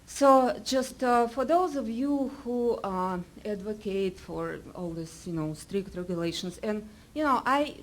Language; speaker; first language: English; non-native, fluent; Russian